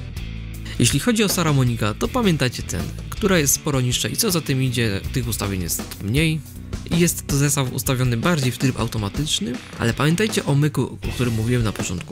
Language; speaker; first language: Polish; native; Polish